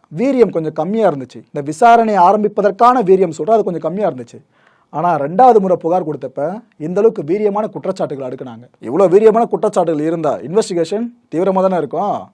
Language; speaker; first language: Tamil; native; Tamil